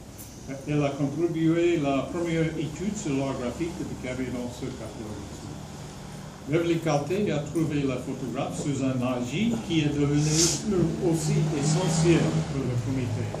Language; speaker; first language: French; non-native, fluent; English